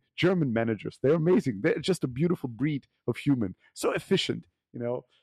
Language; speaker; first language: English; early bilingual, heritage; German